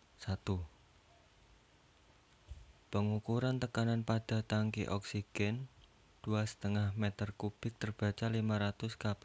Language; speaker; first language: Indonesian; native; Indonesian